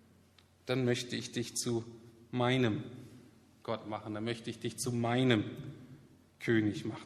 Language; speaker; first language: German; native; German